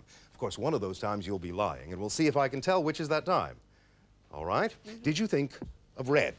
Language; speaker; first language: English; native; English